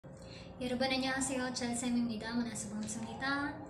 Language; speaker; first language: Korean; non-native, fluent; Filipino